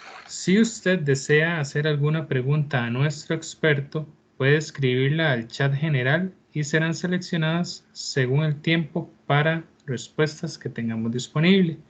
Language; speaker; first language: Spanish; native; Spanish